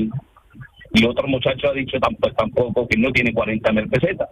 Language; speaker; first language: Spanish; early bilingual, other home language; Arabic